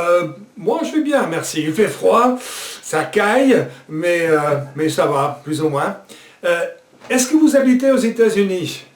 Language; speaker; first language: French; non-native, fluent; English